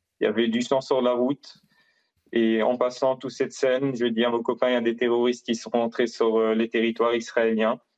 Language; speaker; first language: French; non-native, fluent; Hebrew